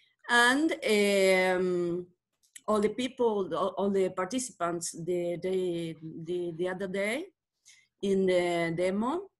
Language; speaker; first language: English; non-native, learner; Spanish